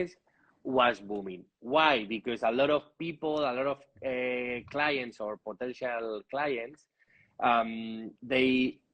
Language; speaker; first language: English; non-native, learner; Spanish